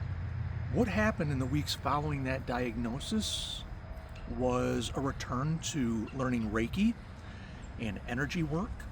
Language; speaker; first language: English; native; English